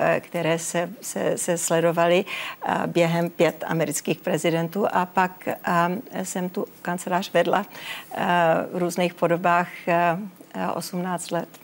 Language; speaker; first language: Czech; early bilingual, heritage; Czech